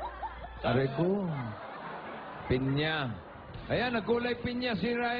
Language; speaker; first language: Filipino; native; Filipino